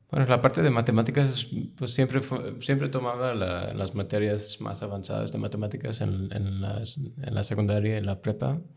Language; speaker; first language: Spanish; non-native, fluent; English